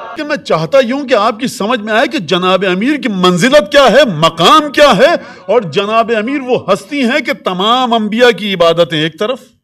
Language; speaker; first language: Urdu; native; Urdu